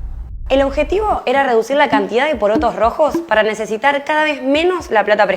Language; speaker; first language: Spanish; native; Spanish